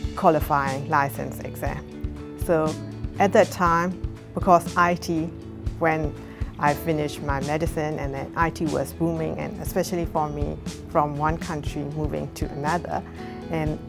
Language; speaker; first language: English; non-native, fluent; Burmese